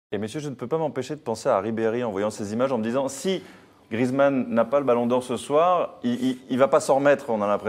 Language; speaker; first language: French; native; French